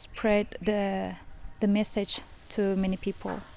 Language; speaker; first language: English; non-native, fluent; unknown